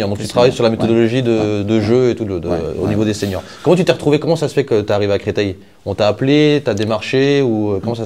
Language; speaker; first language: French; native; French